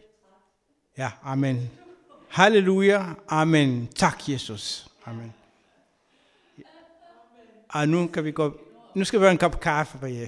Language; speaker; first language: Danish; non-native, learner; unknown